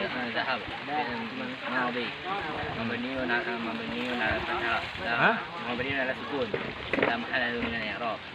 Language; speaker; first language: Arabic; non-native, learner; Indonesian